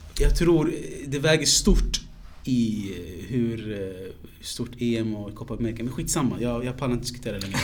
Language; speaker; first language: Swedish; early bilingual, other home language; Somali